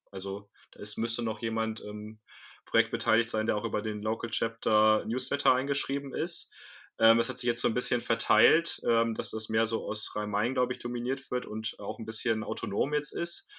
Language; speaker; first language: German; native; German